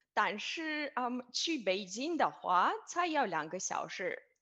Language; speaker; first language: Chinese; non-native, fluent; Russian